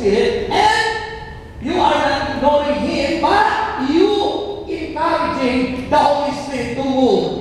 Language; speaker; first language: English; non-native, local second language; Filipino